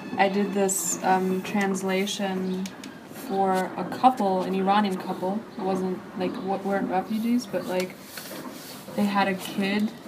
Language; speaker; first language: English; early bilingual, other home language; German